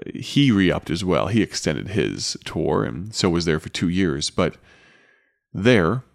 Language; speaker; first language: English; native; English